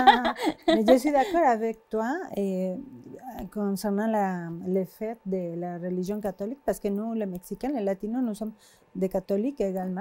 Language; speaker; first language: French; non-native, fluent; Spanish